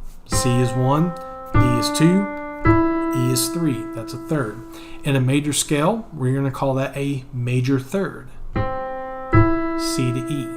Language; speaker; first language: English; native; English